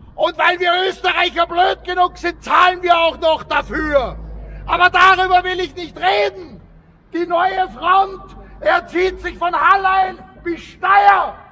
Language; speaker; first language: German; native; German